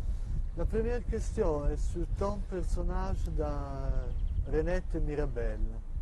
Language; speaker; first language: French; non-native, learner; Italian